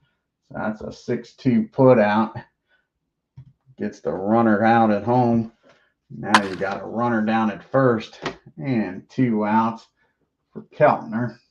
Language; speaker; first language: English; native; English